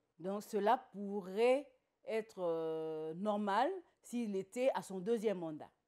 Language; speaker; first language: French; non-native, local second language; Lingala